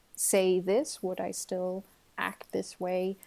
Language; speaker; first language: English; non-native, fluent; Portuguese